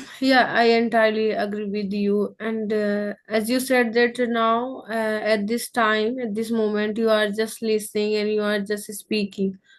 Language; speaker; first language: English; non-native, local second language; Hindi